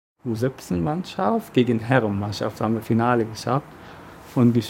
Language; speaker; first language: German; non-native, learner; Arabic